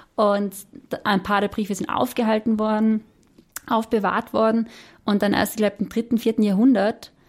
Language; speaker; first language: German; native; German